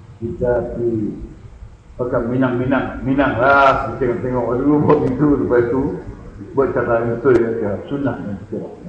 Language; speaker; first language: Malay; native; Malay